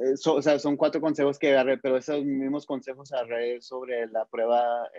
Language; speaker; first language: Spanish; early bilingual, heritage; Spanish